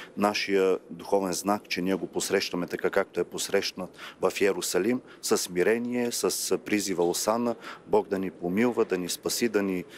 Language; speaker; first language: Bulgarian; native; Bulgarian